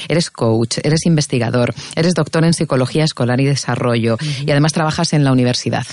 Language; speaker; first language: Spanish; native; Spanish